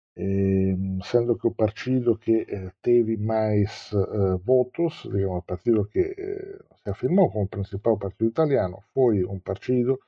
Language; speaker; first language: Portuguese; non-native, fluent; Italian